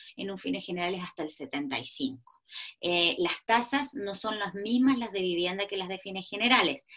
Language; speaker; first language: Spanish; native; Spanish